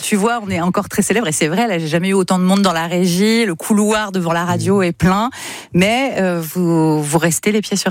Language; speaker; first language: French; native; French